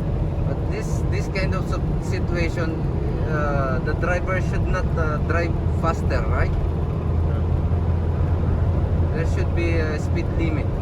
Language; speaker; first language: English; non-native, learner; Filipino